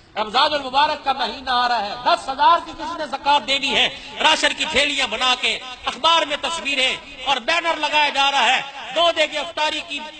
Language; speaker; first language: Urdu; non-native, local second language; Punjabi